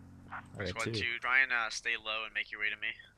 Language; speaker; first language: English; native; English